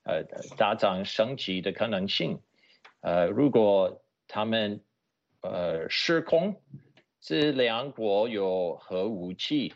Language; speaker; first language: Chinese; non-native, fluent; English